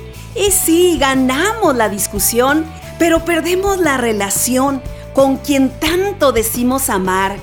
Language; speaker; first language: Spanish; native; Spanish